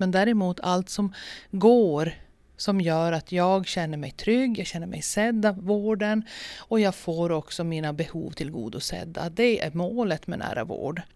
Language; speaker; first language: Swedish; native; Swedish